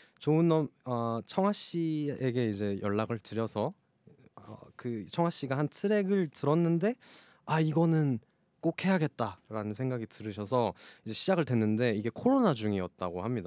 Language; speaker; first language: Korean; native; Korean